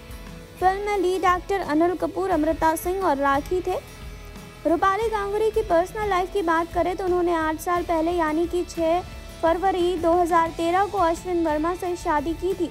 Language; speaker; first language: Hindi; native; Hindi